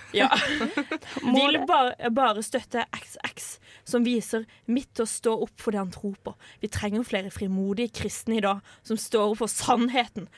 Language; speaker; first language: Norwegian; native; Norwegian